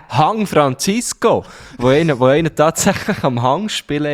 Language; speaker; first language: German; native; German